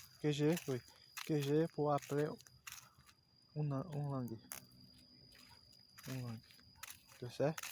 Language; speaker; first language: French; non-native, learner; Portuguese